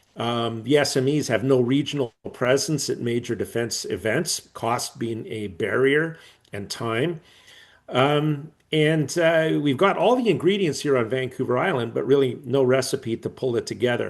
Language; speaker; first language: English; native; English